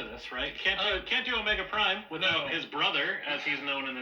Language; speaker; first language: English; native; English